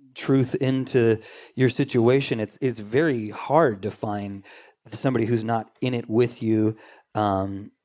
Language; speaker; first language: English; native; English